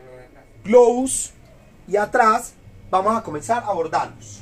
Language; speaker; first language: Spanish; native; Spanish